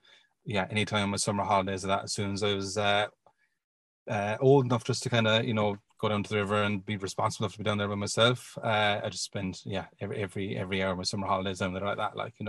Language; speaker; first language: English; native; English